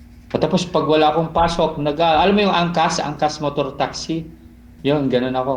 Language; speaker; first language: Filipino; non-native, local second language; Cebuano